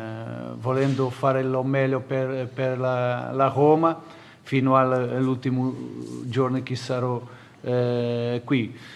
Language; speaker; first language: Italian; non-native, fluent; Portuguese